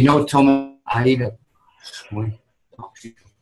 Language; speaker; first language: Spanish; non-native, learner; English